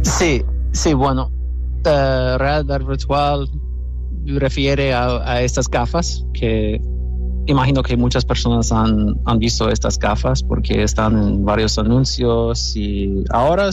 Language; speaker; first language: Spanish; non-native, fluent; English